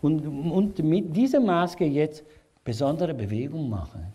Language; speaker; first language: German; non-native, learner; Italian